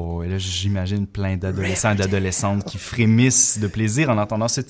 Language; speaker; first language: French; native; French